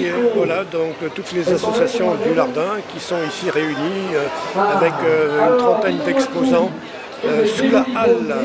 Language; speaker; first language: French; native; French